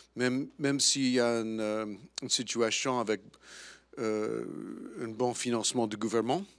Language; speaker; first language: French; non-native, fluent; English